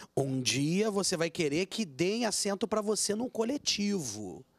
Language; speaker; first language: Portuguese; native; Portuguese